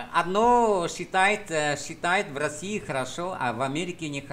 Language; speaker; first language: Russian; non-native, fluent; Vietnamese